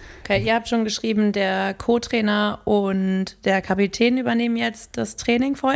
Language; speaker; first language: German; native; German